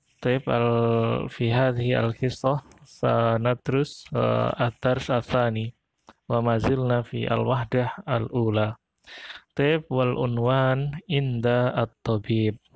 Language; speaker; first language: Arabic; non-native, fluent; Indonesian